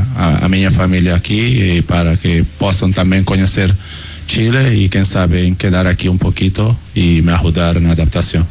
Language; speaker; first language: Spanish; non-native, learner; Portuguese